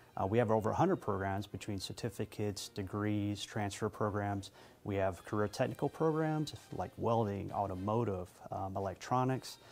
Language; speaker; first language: English; native; English